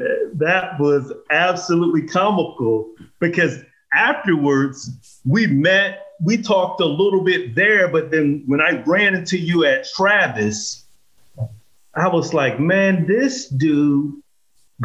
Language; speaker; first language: English; native; English